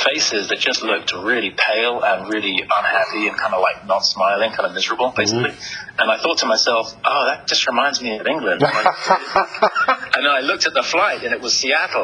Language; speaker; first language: English; native; English